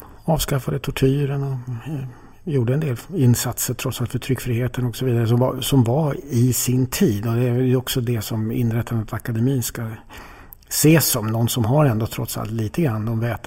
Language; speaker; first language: Swedish; native; Swedish